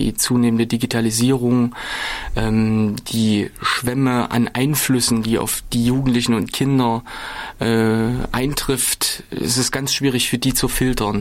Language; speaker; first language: German; native; German